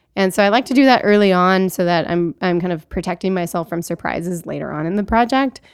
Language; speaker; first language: English; native; English